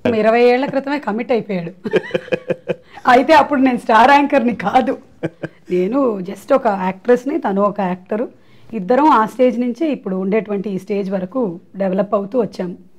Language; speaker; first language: Telugu; non-native, local second language; Malayalam